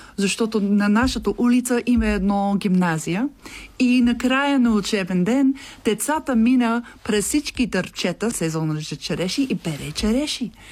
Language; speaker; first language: Bulgarian; non-native, learner; English